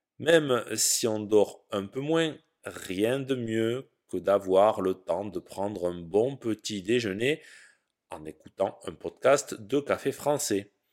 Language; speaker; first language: French; native; French